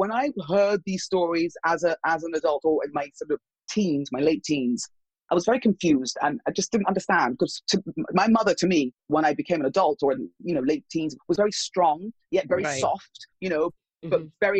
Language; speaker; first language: English; native; English